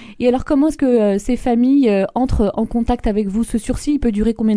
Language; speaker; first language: French; native; French